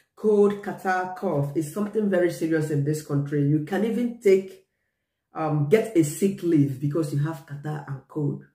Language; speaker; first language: English; non-native, local second language; Igbo